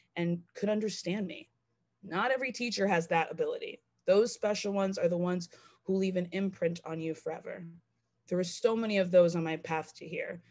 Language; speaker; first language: English; native; English